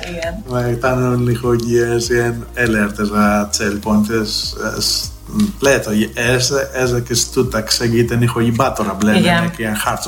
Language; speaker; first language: Hungarian; non-native, fluent; Greek